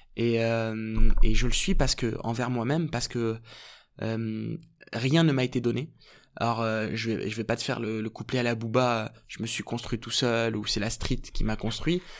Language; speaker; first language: French; early bilingual, other home language; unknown